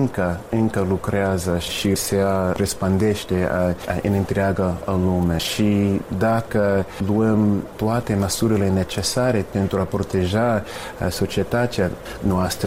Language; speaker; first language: Romanian; non-native, fluent; English